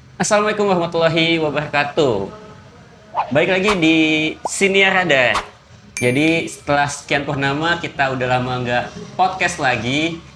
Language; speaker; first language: Indonesian; native; Indonesian